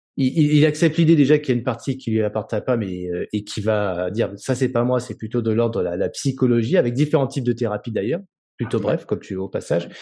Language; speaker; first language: French; native; French